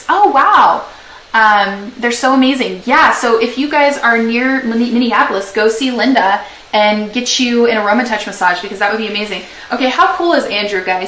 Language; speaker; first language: English; native; English